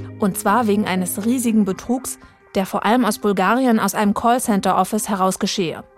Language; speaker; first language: German; native; German